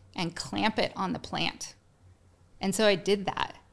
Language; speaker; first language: English; native; English